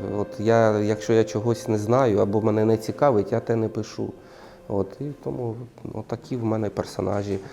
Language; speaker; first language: Ukrainian; native; Ukrainian